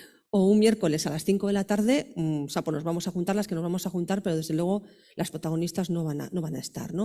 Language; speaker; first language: Spanish; native; Spanish